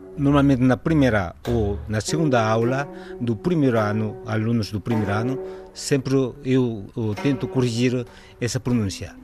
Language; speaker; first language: Portuguese; non-native, fluent; Korean